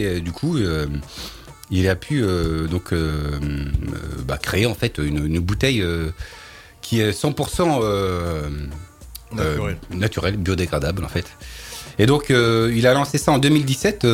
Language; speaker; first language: French; native; French